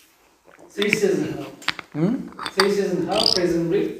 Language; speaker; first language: English; non-native, learner; Turkish